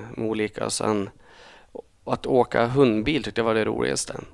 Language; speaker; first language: Swedish; native; Swedish